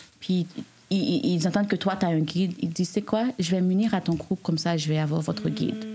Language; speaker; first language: French; non-native, local second language; Haitian Creole